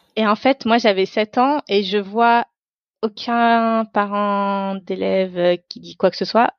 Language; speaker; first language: French; non-native, local second language; Tamil